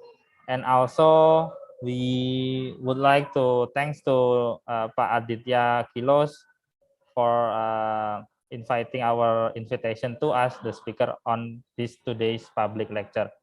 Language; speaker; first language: English; non-native, fluent; Indonesian